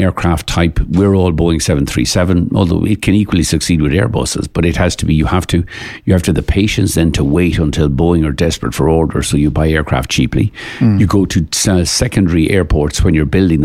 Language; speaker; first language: English; native; English